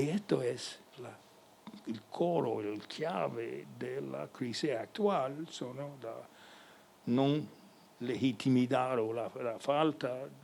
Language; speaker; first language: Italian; non-native, fluent; English